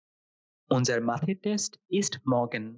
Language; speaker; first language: German; non-native, fluent; Bangla